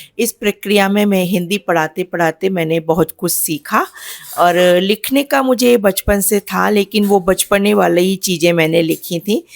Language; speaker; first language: Hindi; native; Hindi